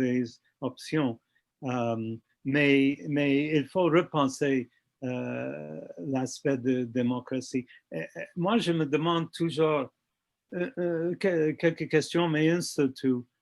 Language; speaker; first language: French; non-native, fluent; English